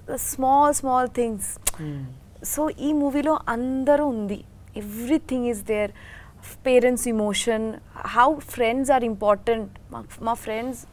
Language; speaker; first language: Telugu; non-native, learner; Bangla